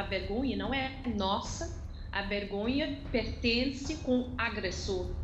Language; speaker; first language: Portuguese; non-native, fluent; Dutch